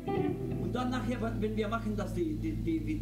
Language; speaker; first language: German; non-native, learner; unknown